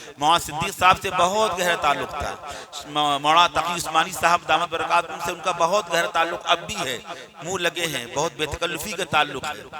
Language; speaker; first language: Urdu; native; Urdu